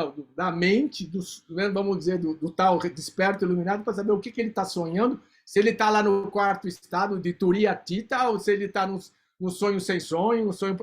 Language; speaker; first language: Portuguese; native; Portuguese